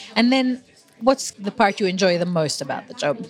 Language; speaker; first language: English; non-native, fluent; Hebrew